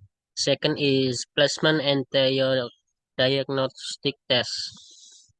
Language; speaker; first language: English; non-native, learner; Indonesian